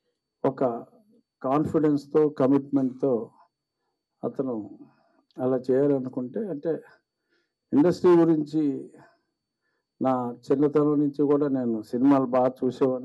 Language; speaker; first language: Telugu; native; Telugu